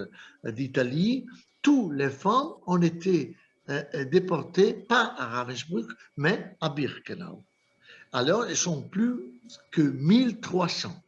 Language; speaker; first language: French; non-native, fluent; Italian